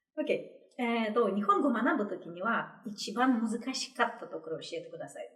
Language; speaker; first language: Japanese; non-native, fluent; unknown